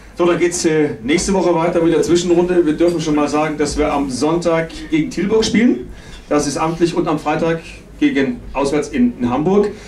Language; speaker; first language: German; native; German